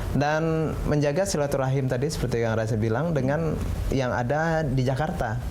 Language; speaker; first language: Indonesian; non-native, local second language; Minangkabau